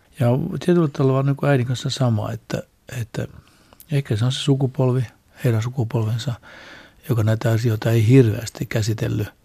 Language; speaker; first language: Finnish; non-native, local second language; Swedish